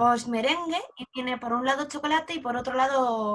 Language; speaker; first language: Spanish; native; Spanish